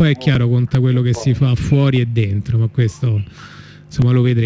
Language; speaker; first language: Italian; native; Italian